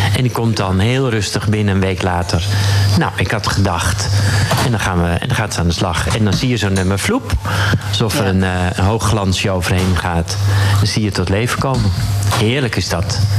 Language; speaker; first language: Dutch; native; Dutch